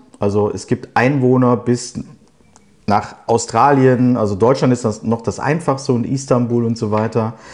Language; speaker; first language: German; early bilingual, other home language; Turkish